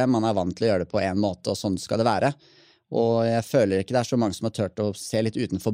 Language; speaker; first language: Norwegian; native; Norwegian